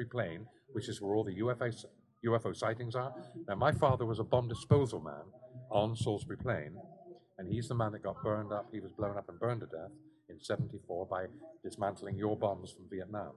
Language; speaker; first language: English; native; English